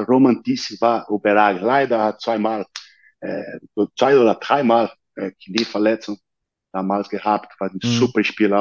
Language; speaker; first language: German; non-native, learner; Portuguese